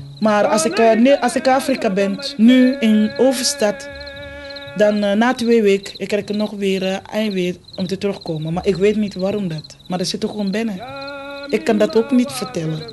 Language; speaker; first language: Dutch; non-native, fluent; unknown